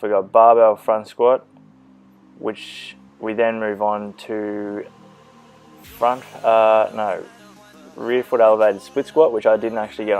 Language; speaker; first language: English; native; English